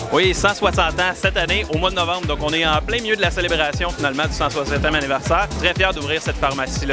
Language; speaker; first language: French; native; French